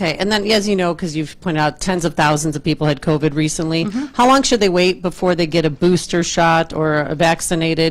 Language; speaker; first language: English; native; English